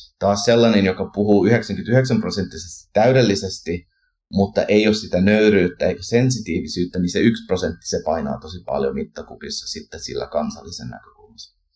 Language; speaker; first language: Finnish; early bilingual, heritage; Finnish